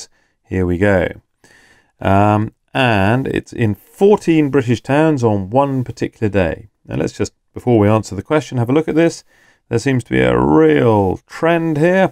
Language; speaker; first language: English; native; English